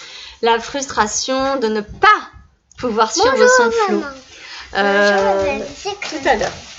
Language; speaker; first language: French; native; French